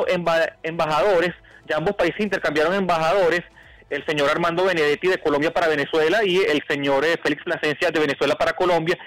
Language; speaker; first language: Spanish; native; Spanish